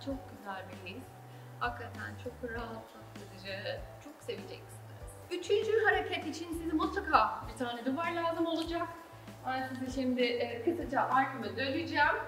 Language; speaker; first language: Turkish; non-native, fluent; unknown